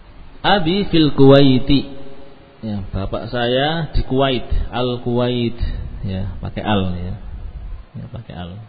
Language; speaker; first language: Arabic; non-native, fluent; Indonesian